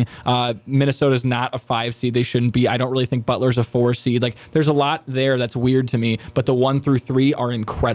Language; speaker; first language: English; native; English